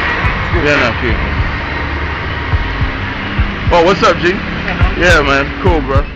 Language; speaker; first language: Spanish; non-native, learner; English